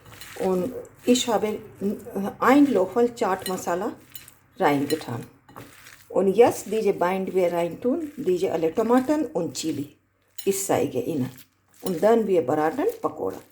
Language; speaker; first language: German; non-native, learner; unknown